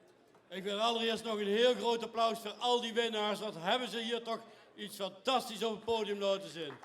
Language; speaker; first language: Dutch; native; Dutch